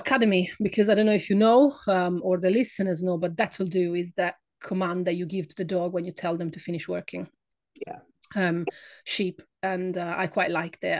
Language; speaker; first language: English; non-native, fluent; Italian